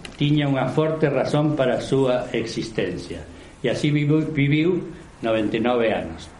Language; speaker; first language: Galician; native; Galician